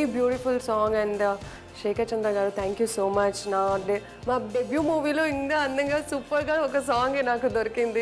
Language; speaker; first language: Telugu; non-native, learner; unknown